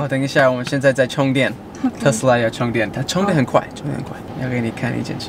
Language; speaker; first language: Chinese; non-native, fluent; English